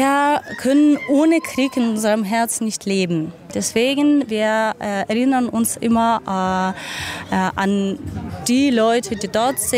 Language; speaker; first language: German; non-native, fluent; Ukrainian